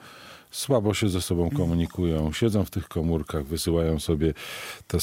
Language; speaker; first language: Polish; native; Polish